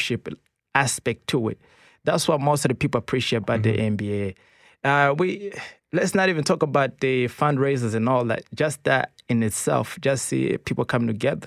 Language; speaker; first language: English; non-native, local second language; Kinyarwanda